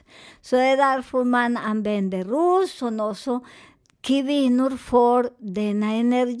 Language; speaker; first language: Swedish; non-native, fluent; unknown